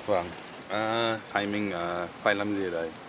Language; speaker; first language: Vietnamese; non-native, learner; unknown